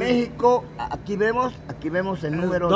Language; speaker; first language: Spanish; native; Spanish